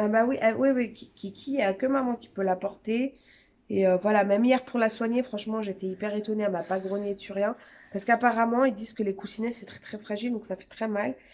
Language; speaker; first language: French; native; French